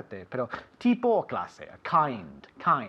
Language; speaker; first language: Spanish; non-native, fluent; English